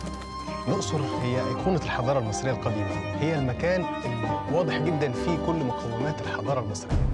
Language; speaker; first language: Arabic; native; Arabic